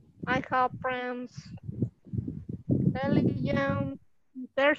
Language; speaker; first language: English; non-native, learner; Spanish